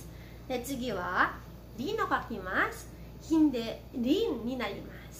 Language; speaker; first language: Japanese; non-native, fluent; Filipino